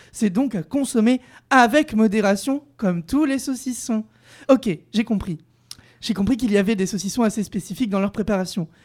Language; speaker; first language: French; native; French